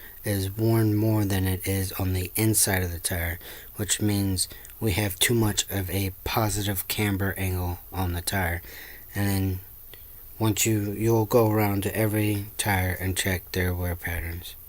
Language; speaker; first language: English; native; English